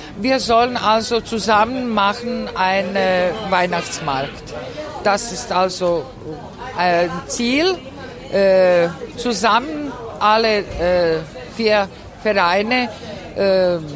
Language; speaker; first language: German; non-native, learner; Croatian